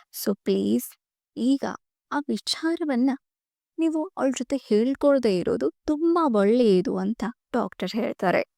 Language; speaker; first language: Kannada; native; Kannada